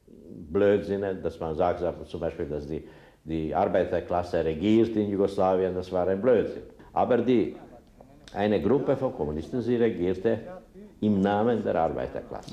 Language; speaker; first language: German; non-native, fluent; Serbian